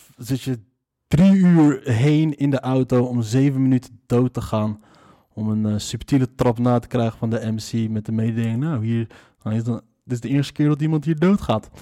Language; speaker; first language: Dutch; early bilingual, other home language; Riffian